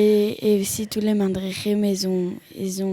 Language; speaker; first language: French; early bilingual, heritage; French